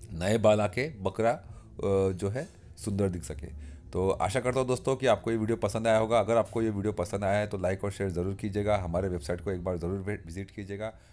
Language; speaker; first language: Hindi; non-native, local second language; Marathi